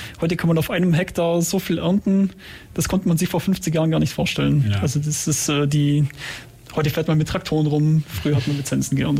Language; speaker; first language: German; native; German